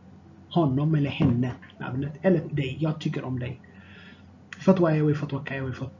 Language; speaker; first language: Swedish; non-native, fluent; Tigrinya